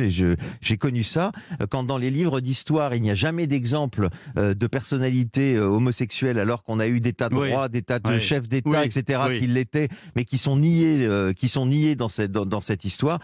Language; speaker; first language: French; native; French